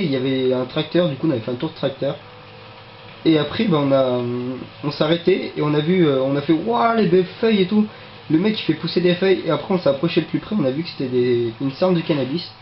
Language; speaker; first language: French; native; French